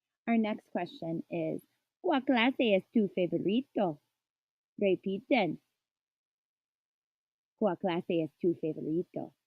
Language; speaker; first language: Spanish; non-native, learner; English